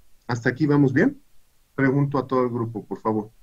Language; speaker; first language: Spanish; native; Spanish